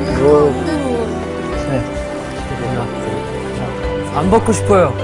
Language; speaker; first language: Korean; non-native, learner; English